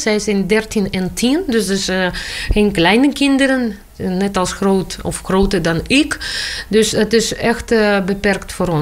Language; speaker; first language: Dutch; non-native, local second language; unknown